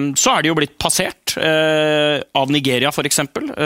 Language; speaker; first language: Norwegian; native; Norwegian